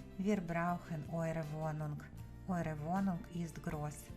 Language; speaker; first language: German; non-native, fluent; Ukrainian